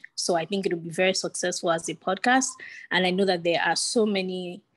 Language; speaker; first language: English; non-native, local second language; Yoruba